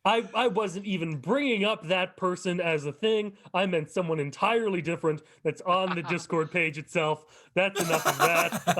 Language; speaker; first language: English; native; English